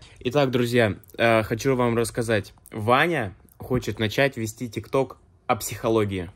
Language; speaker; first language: Russian; native; Russian